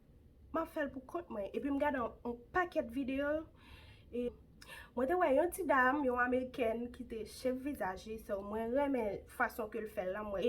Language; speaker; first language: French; non-native, local second language; Haitian Creole